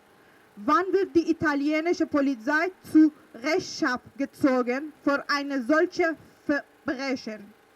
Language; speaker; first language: German; early bilingual, other home language; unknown